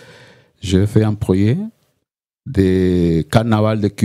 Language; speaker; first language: French; non-native, learner; Spanish